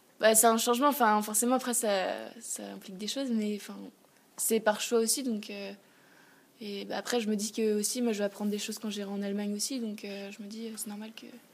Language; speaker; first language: French; native; French